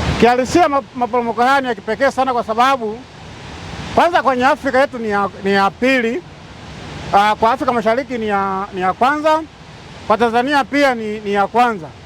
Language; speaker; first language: Swahili; native; Swahili